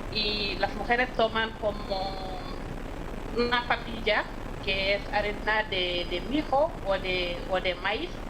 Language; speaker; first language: Spanish; non-native, fluent; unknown